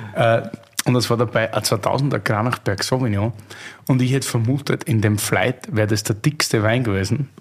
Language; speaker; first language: German; native; German